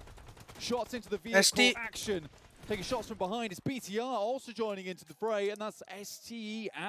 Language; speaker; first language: English; native; English